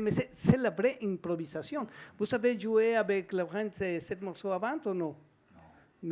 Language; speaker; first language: French; non-native, fluent; Spanish